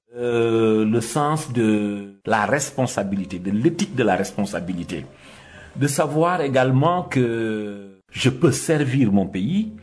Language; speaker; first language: French; non-native, local second language; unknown